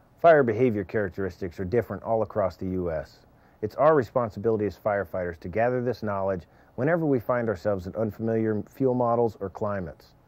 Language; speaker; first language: English; native; English